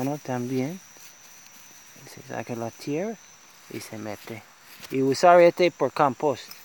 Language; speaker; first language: Spanish; non-native, learner; English